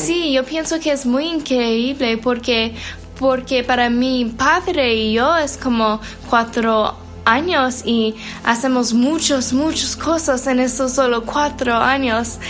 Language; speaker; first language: Spanish; non-native, learner; English